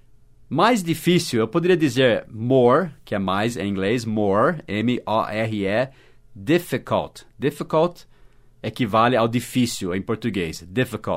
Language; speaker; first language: Portuguese; non-native, fluent; English